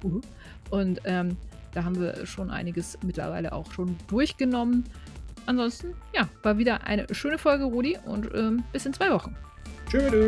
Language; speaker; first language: German; native; German